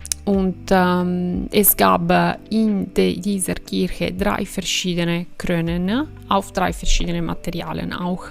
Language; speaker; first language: German; non-native, fluent; Italian